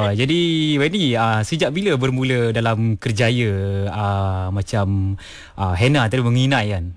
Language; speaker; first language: Malay; non-native, local second language; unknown